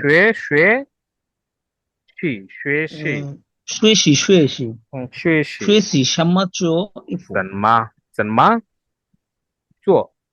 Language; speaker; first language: Chinese; non-native, learner; Bangla